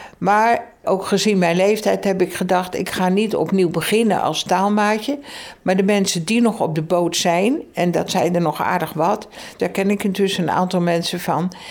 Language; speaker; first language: Dutch; native; Dutch